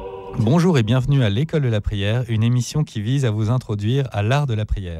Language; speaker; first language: French; native; French